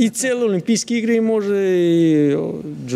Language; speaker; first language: Bulgarian; non-native, learner; Russian